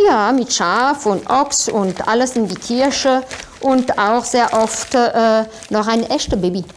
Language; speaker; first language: German; non-native, fluent; French